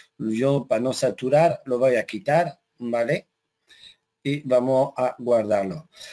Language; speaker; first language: Spanish; non-native, fluent; French